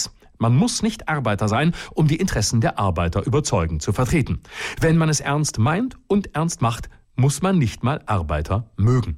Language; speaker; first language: German; native; German